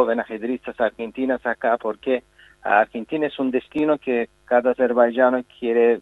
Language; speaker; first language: Spanish; non-native, fluent; Azerbaijani